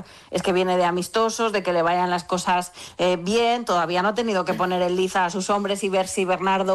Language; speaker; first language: Spanish; native; Spanish